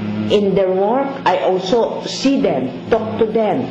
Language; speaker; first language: English; non-native, local second language; Filipino